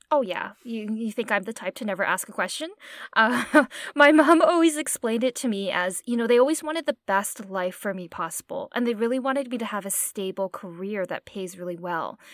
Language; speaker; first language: English; native; English